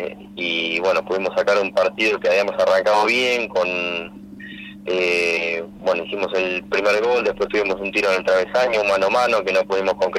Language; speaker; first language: Spanish; native; Spanish